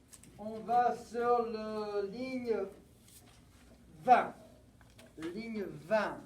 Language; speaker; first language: French; non-native, fluent; English